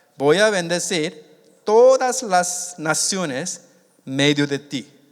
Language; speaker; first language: Spanish; non-native, fluent; Korean